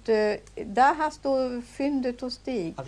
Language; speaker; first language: German; non-native, learner; Swedish